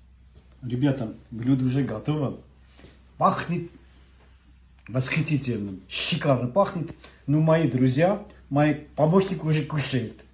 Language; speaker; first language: Russian; non-native, fluent; Armenian